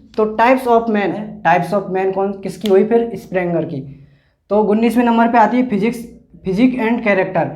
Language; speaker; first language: Hindi; native; Hindi